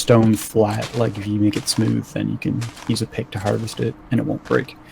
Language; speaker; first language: English; native; English